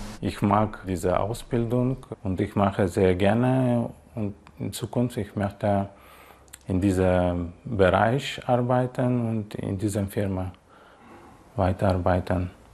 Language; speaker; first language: German; non-native, learner; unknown